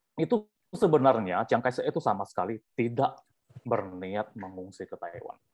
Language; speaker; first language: Indonesian; native; Indonesian